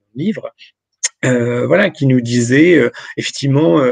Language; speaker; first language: French; native; French